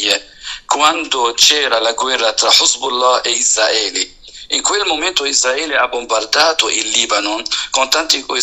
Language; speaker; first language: Italian; non-native, fluent; Arabic